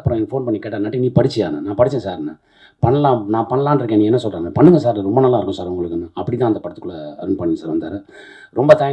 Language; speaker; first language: Tamil; native; Tamil